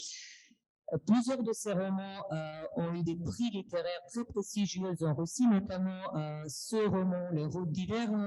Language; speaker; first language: French; non-native, fluent; Russian